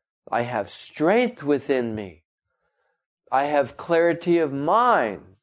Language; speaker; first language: English; native; English